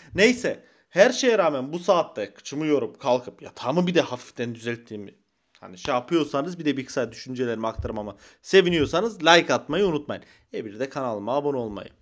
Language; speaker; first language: Turkish; early bilingual, heritage; Turkish